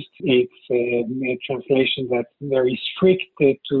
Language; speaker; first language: English; non-native, fluent; Hebrew